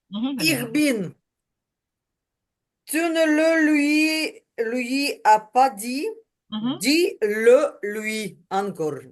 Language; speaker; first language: French; non-native, learner; Ukrainian